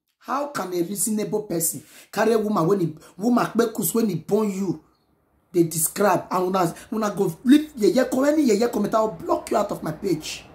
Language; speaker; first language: Nigerian Pidgin; non-native, local second language; Bini